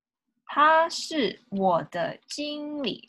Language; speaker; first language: Chinese; non-native, fluent; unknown